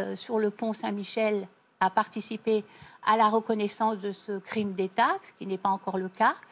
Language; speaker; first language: French; native; French